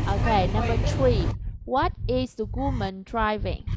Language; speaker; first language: English; non-native, fluent; Vietnamese